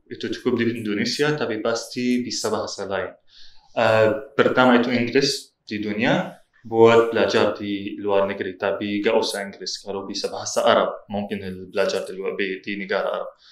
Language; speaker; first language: Indonesian; non-native, learner; Arabic